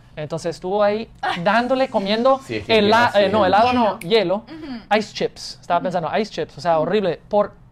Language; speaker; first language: Spanish; non-native, fluent; English